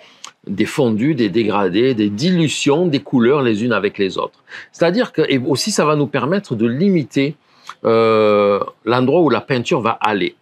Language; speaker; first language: French; native; French